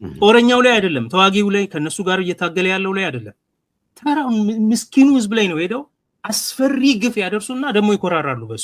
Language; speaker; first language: Amharic; non-native, local second language; Oromo